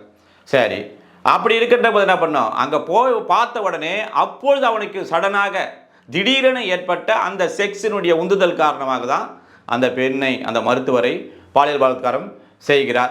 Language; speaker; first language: Tamil; native; Tamil